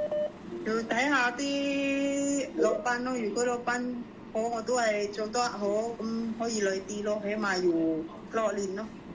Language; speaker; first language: Cantonese; non-native, learner; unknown